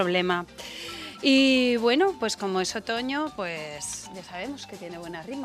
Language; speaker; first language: Spanish; native; Spanish